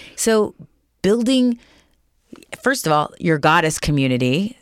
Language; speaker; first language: English; native; English